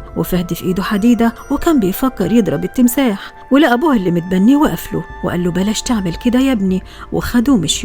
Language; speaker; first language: Arabic; native; Arabic